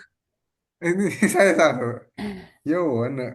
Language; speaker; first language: Chinese; non-native, learner; Indonesian